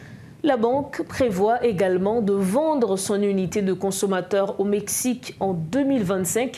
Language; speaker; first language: French; non-native, local second language; Haitian Creole